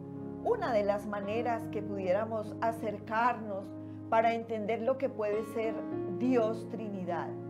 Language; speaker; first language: Spanish; native; Spanish